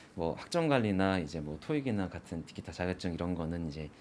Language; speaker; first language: Korean; native; Korean